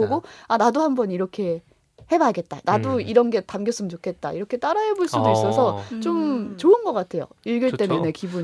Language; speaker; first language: Korean; native; Korean